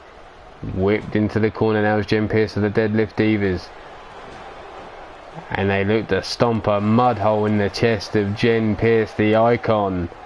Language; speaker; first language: English; native; English